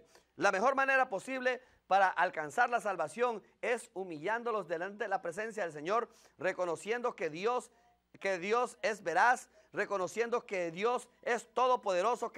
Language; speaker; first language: Spanish; native; Spanish